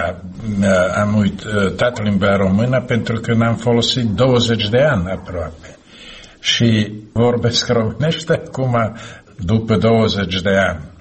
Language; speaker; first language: Romanian; non-native, fluent; Slovak